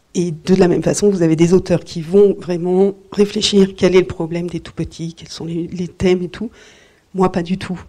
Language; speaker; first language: French; native; French